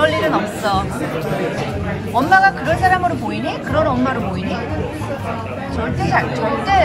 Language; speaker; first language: Korean; native; Korean